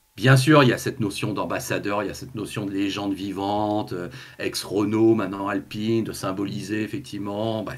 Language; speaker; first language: French; native; French